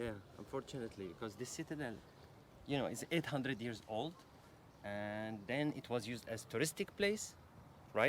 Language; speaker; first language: English; non-native, fluent; Arabic